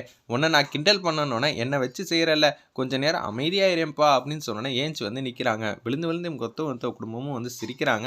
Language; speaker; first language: Tamil; native; Tamil